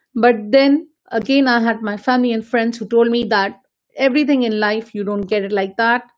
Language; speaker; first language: English; non-native, local second language; Hindi